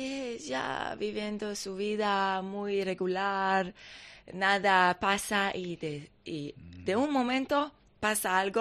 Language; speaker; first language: Spanish; non-native, learner; Hebrew